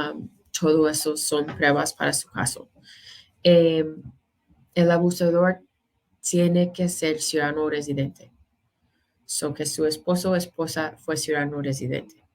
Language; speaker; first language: Spanish; non-native, fluent; English